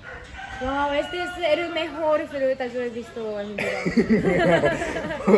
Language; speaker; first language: Spanish; non-native, learner; Japanese